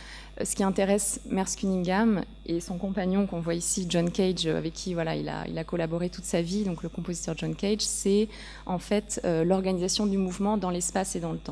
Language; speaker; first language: French; native; French